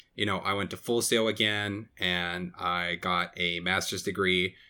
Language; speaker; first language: English; non-native, fluent; Portuguese